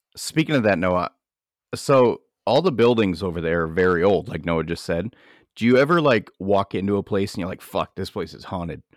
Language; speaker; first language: English; native; English